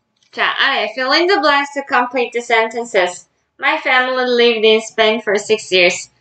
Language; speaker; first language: English; non-native, fluent; Korean